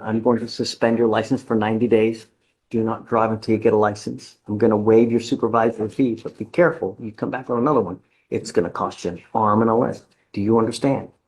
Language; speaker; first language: English; native; English